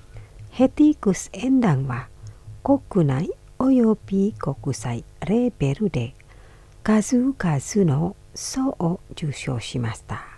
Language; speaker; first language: Japanese; non-native, fluent; Indonesian